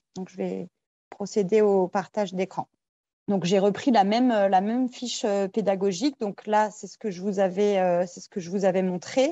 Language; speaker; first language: French; native; French